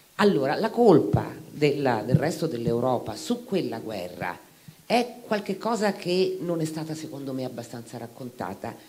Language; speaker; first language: Italian; native; Italian